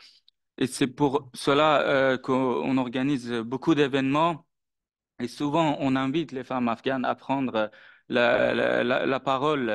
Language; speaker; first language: French; non-native, fluent; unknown